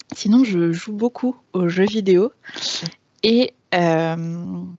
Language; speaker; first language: French; native; French